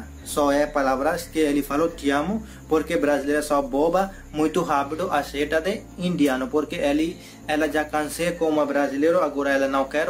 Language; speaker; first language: Portuguese; non-native, learner; Hindi